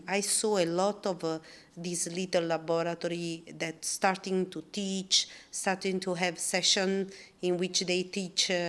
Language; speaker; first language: English; non-native, learner; Italian